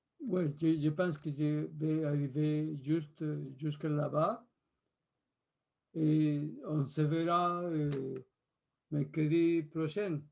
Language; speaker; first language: French; non-native, fluent; Spanish